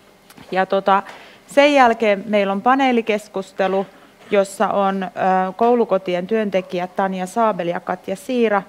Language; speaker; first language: Finnish; native; Finnish